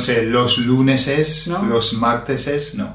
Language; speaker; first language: Spanish; non-native, fluent; English